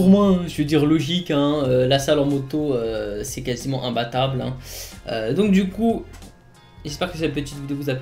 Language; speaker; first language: French; native; French